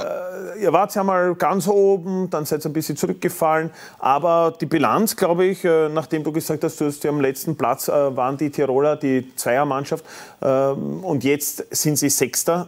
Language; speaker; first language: German; native; German